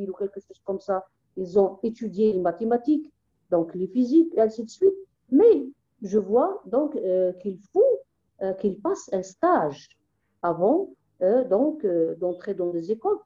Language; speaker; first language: French; non-native, local second language; Arabic